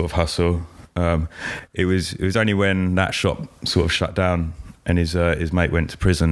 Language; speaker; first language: English; native; English